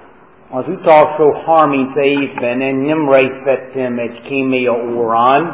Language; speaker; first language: Hungarian; non-native, learner; English